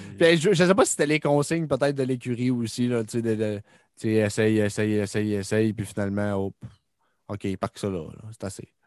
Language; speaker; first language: French; native; French